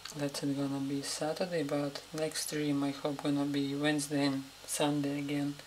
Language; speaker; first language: English; non-native, fluent; Russian